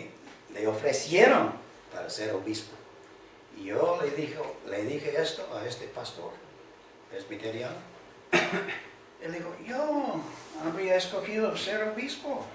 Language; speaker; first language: Spanish; non-native, fluent; English